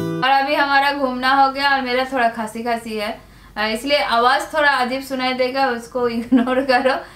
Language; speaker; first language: Hindi; non-native, local second language; Bangla